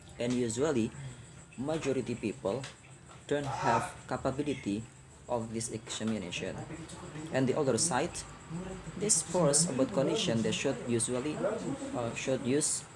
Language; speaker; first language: English; non-native, learner; Indonesian